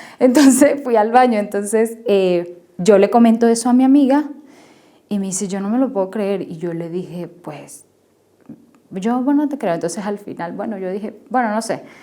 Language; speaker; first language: Spanish; native; Spanish